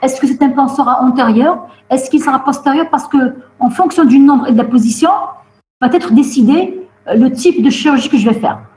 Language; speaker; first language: French; non-native, local second language; Arabic